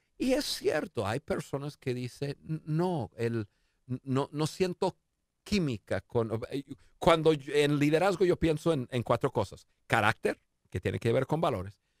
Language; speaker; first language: Spanish; non-native, fluent; English